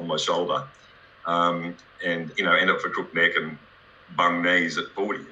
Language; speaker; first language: English; native; English